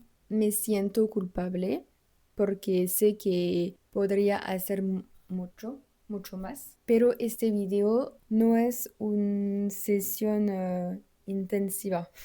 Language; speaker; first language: Spanish; non-native, learner; French